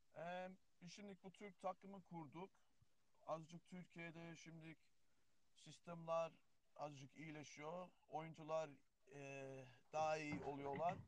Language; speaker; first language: Turkish; early bilingual, heritage; Turkish